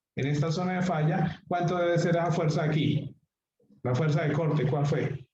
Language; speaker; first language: Spanish; native; Spanish